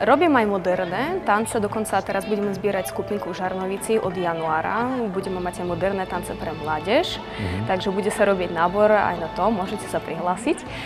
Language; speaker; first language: Slovak; non-native, fluent; Russian